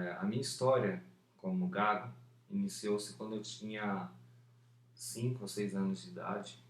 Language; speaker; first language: Portuguese; early bilingual, other home language; Spanish